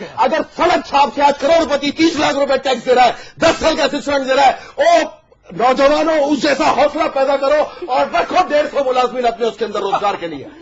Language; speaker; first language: Urdu; native; Urdu